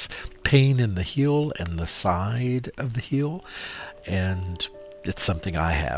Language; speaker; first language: English; native; English